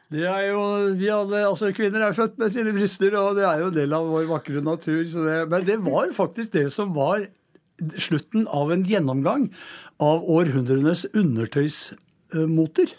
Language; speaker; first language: Norwegian; native; Norwegian